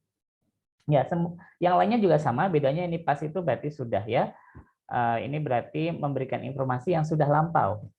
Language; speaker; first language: Indonesian; native; Indonesian